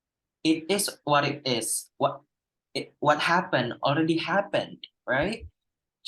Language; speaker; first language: English; non-native, fluent; Indonesian